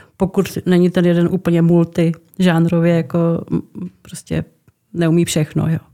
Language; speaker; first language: Czech; native; Czech